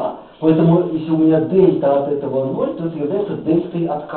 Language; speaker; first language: Russian; native; Russian